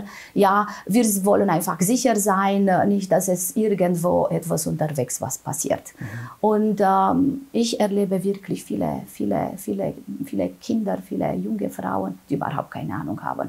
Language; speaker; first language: German; non-native, fluent; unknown